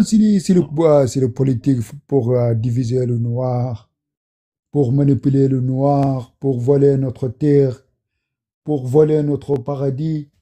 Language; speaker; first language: French; non-native, learner; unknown